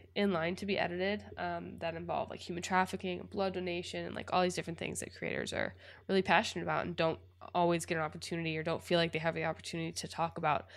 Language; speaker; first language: English; native; English